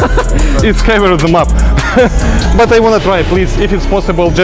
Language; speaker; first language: English; non-native, learner; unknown